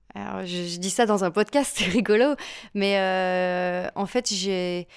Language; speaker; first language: French; native; French